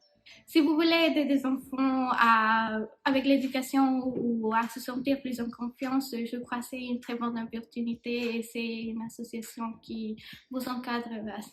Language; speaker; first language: French; non-native, fluent; Spanish